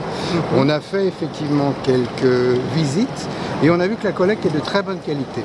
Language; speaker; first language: French; native; French